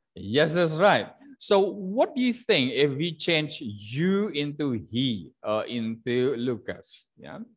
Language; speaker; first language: English; non-native, fluent; Indonesian